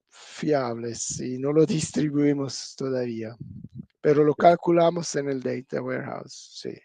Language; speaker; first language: Spanish; non-native, fluent; German